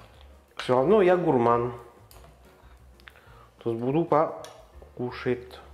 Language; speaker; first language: Russian; non-native, learner; French